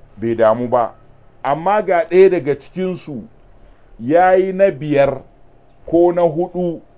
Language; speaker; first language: Hausa; native; Hausa